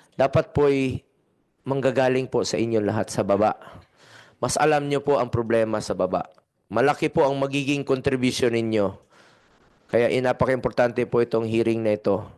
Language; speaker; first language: Filipino; native; Filipino